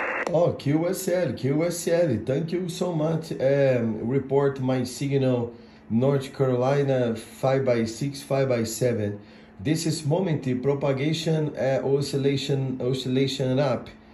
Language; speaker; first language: English; non-native, learner; Portuguese